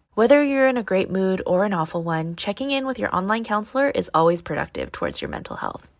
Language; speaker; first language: English; native; English